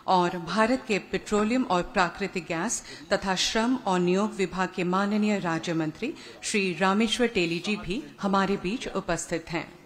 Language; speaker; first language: Hindi; non-native, local second language; Assamese